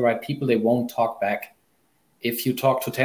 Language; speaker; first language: English; non-native, fluent; German